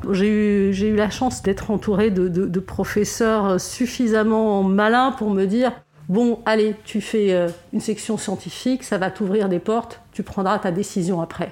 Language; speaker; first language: French; non-native, local second language; Arabic